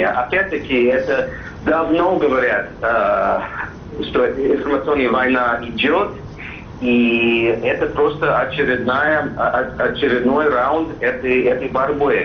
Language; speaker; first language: Russian; non-native, fluent; English